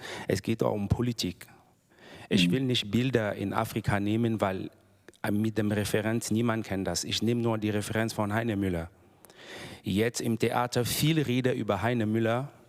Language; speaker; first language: German; non-native, learner; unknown